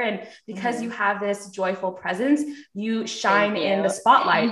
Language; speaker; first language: English; early bilingual, other home language; Korean